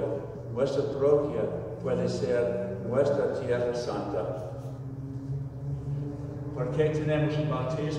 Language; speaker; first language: Spanish; non-native, fluent; English